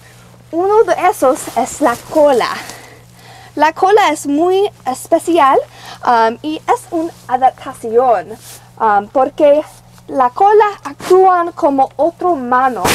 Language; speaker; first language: Spanish; non-native, learner; English